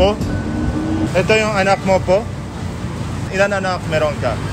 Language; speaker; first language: Filipino; non-native, learner; Arabic